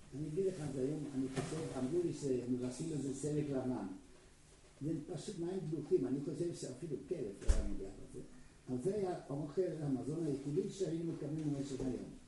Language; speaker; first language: Hebrew; non-native, fluent; Czech